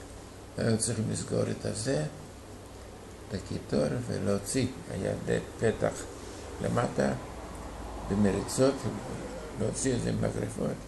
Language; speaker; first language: Hebrew; non-native, fluent; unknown